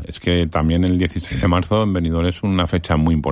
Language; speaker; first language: Spanish; native; Spanish